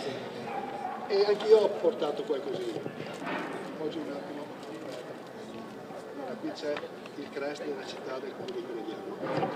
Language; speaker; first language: Italian; native; Italian